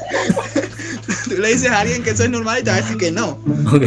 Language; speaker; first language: Spanish; native; Spanish